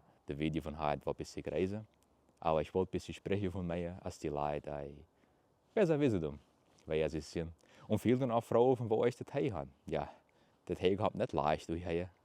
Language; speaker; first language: German; early bilingual, heritage; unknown